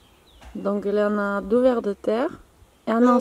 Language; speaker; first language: French; native; French